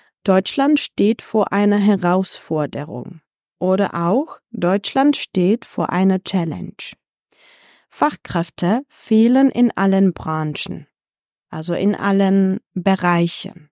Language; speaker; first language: German; non-native, fluent; Czech